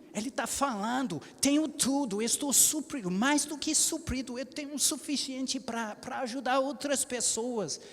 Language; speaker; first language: Portuguese; non-native, fluent; English